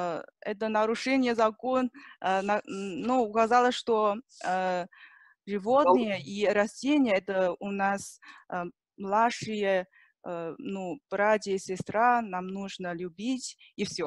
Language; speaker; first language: Russian; non-native, learner; Chinese